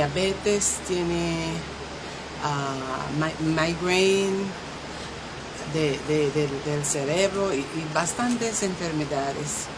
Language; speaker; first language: Spanish; non-native, local second language; English